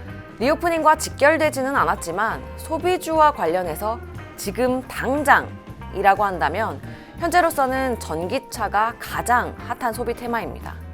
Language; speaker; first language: Korean; native; Korean